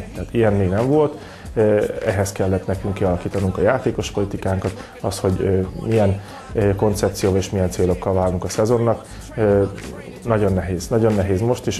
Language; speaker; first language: Hungarian; native; Hungarian